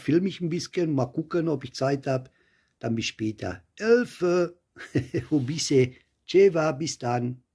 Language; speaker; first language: German; native; German